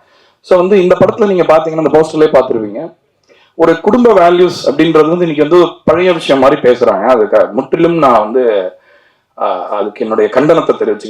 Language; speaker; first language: Tamil; native; Tamil